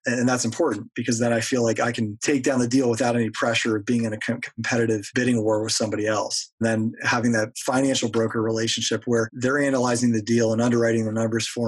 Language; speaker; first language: English; native; English